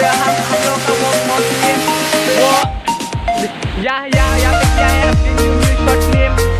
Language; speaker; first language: Hindi; non-native, local second language; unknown